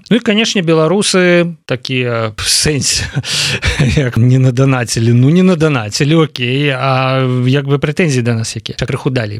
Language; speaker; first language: Belarusian; non-native, local second language; Russian